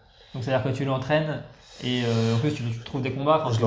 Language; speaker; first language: French; native; French